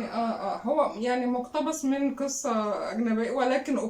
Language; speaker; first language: Arabic; native; Arabic